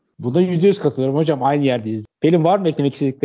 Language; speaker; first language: Turkish; native; Turkish